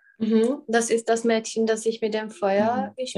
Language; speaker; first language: German; non-native, fluent; Czech